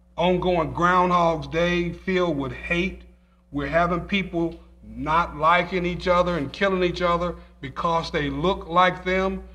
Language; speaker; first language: English; native; English